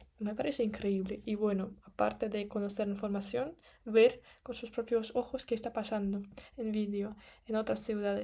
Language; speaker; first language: Spanish; non-native, fluent; Russian